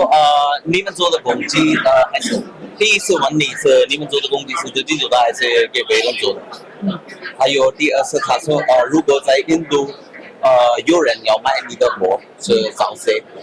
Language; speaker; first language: Chinese; non-native, learner; Hindi